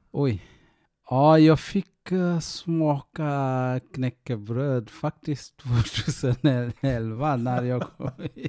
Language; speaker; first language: Swedish; non-native, fluent; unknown